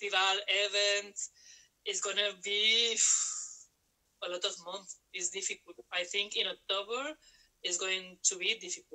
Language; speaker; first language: English; non-native, learner; Spanish